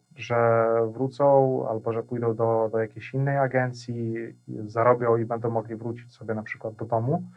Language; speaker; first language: Polish; non-native, fluent; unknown